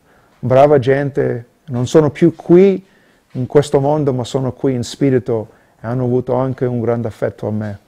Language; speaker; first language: Italian; early bilingual, heritage; Italian